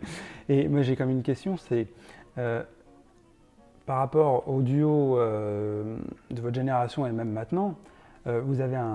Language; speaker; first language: French; native; French